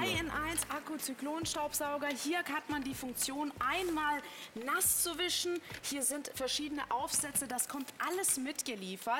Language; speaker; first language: German; native; German